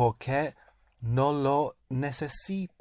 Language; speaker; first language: Spanish; non-native, learner; English